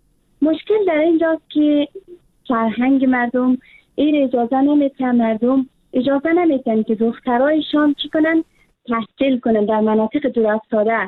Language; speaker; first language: Persian; native; Persian